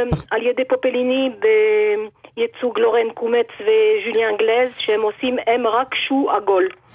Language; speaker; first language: Hebrew; non-native, fluent; French